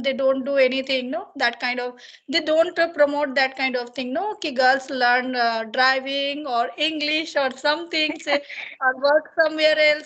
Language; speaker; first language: English; non-native, learner; Hindi